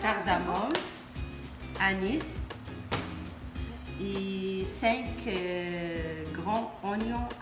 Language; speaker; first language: French; non-native, learner; Arabic